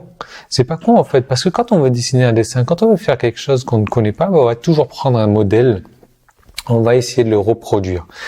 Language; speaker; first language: French; native; French